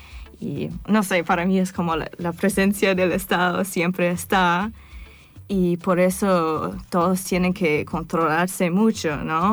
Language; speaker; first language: Spanish; non-native, fluent; English